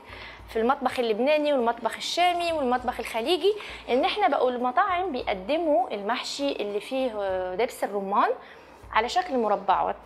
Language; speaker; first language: Arabic; native; Arabic